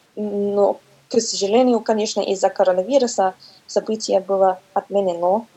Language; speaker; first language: Russian; non-native, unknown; English